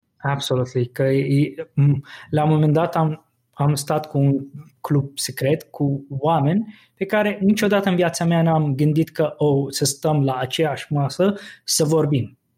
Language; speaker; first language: Romanian; non-native, fluent; Arabic